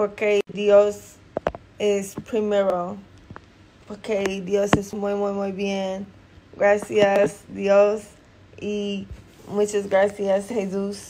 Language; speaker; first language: Spanish; non-native, learner; English